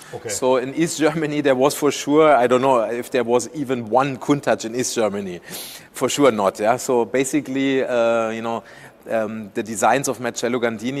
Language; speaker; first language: English; non-native, fluent; German